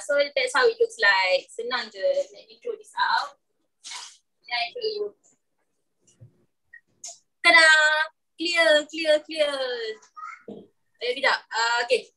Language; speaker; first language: English; non-native, local second language; Malay